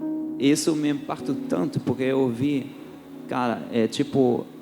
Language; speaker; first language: Portuguese; early bilingual, heritage; Portuguese